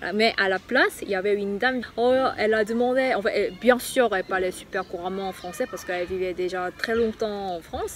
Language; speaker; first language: French; non-native, fluent; Korean